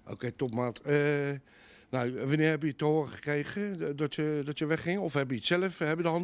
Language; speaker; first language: Dutch; native; Dutch